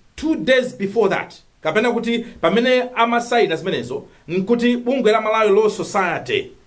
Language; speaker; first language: Nyanja; non-native, local second language; Tumbuka